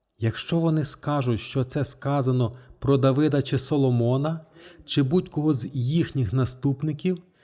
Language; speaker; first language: Ukrainian; non-native, fluent; French